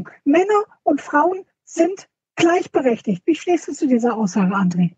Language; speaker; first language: German; native; German